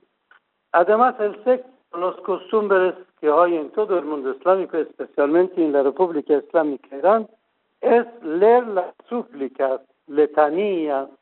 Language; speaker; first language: Spanish; non-native, fluent; Persian